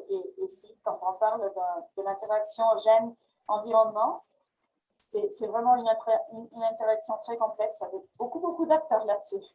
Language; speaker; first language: French; non-native, fluent; Spanish